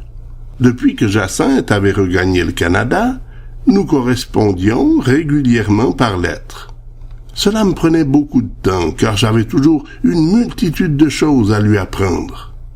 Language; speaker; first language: French; native; French